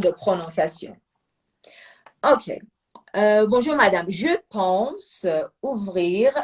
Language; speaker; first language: French; non-native, fluent; Persian